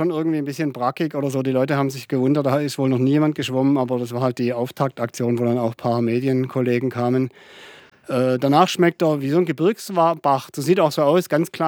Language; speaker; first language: German; native; German